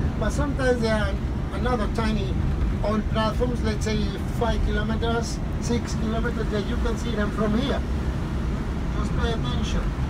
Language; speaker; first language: English; non-native, fluent; Spanish